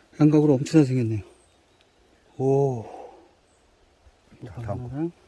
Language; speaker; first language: Korean; native; Korean